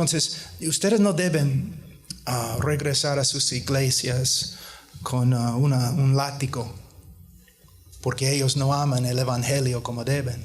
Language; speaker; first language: Spanish; non-native, fluent; English